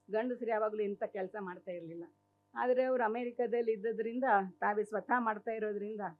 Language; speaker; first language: Kannada; native; Kannada